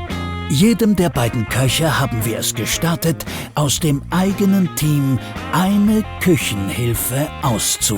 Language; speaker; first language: German; native; German